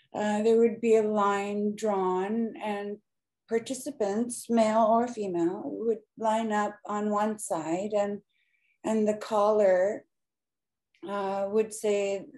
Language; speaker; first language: English; native; English